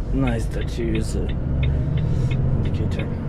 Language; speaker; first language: English; non-native, fluent; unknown